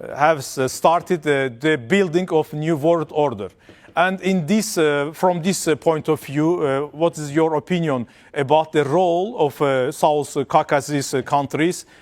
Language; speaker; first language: English; non-native, fluent; Azerbaijani